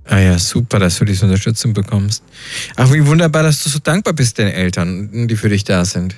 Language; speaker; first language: German; native; German